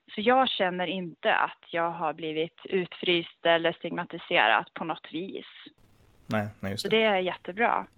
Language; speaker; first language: Swedish; native; Swedish